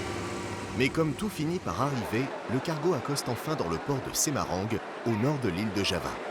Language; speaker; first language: French; native; French